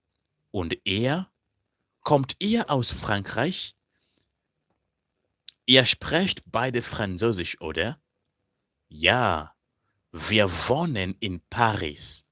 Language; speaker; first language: German; non-native, fluent; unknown